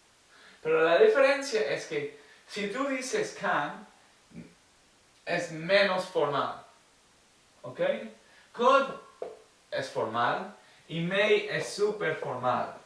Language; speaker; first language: Spanish; non-native, learner; English